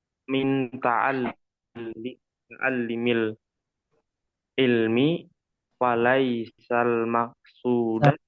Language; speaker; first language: Arabic; non-native, learner; Indonesian